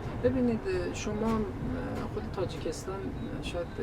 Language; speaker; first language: Persian; native; Persian